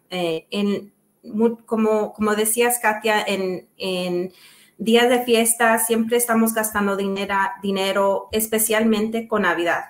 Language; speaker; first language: Spanish; early bilingual, other home language; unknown